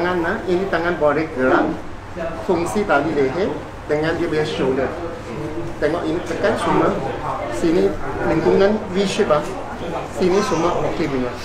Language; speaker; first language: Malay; non-native, local second language; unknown